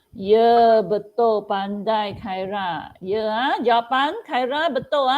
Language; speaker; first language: Malay; non-native, local second language; Chinese